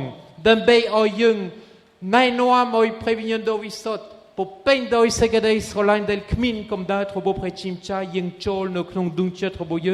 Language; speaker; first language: Khmer; non-native, fluent; French